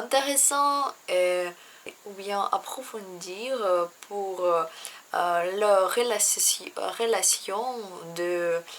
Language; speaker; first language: French; non-native, learner; Russian